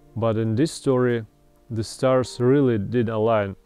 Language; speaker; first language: English; non-native, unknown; Russian